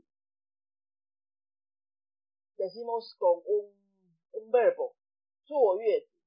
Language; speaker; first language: Spanish; non-native, fluent; Chinese